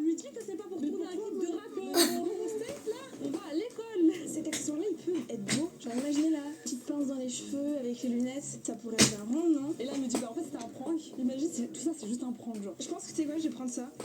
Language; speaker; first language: French; native; French